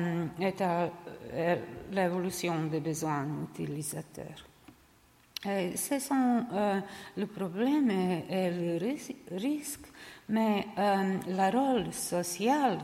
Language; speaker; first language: French; non-native, learner; Serbian